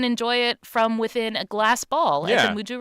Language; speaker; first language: English; native; English